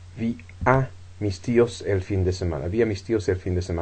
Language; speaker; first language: Spanish; non-native, fluent; English